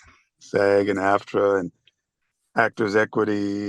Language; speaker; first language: English; native; English